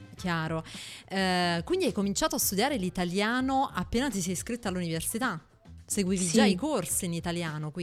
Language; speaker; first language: Italian; native; Italian